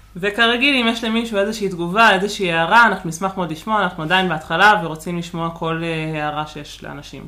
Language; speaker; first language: Hebrew; native; Hebrew